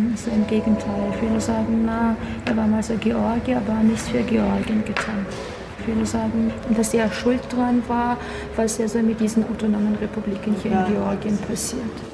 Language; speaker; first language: German; non-native, fluent; Georgian